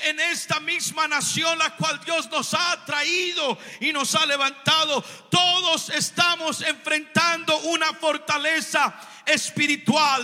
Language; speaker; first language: Spanish; native; Spanish